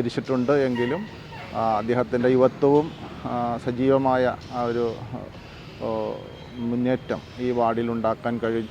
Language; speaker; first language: Malayalam; native; Malayalam